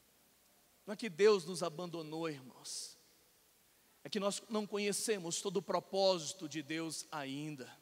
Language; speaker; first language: Portuguese; native; Portuguese